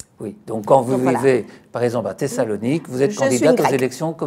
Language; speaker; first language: French; native; French